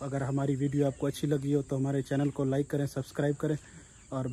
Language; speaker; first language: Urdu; non-native, local second language; Saraiki